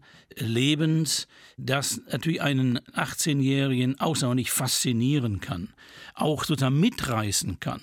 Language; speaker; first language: German; native; German